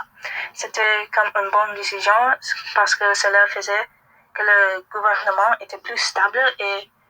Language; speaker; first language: French; non-native, learner; English